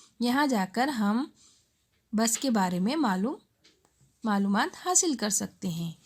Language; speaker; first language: Hindi; non-native, local second language; Urdu